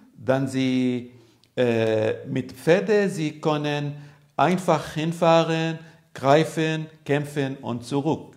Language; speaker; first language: German; non-native, learner; Arabic